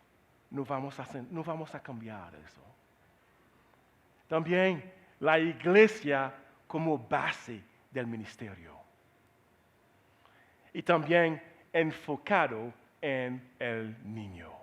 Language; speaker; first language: Spanish; non-native, learner; Haitian Creole